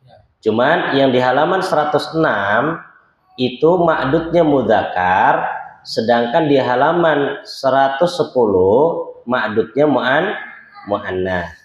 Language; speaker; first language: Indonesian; native; Indonesian